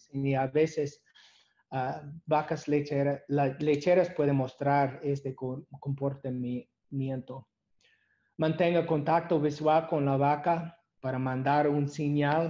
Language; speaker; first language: Spanish; non-native, learner; English